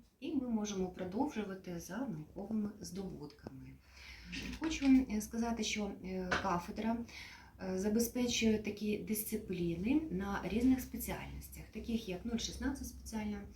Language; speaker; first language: Ukrainian; native; Ukrainian